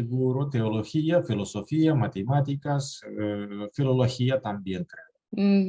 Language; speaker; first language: Spanish; non-native, fluent; Russian